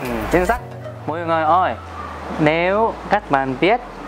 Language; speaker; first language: Vietnamese; non-native, learner; Korean